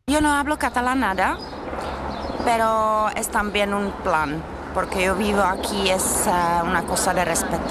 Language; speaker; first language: Spanish; non-native, fluent; Czech